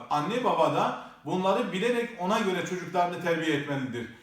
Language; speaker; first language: Turkish; native; Turkish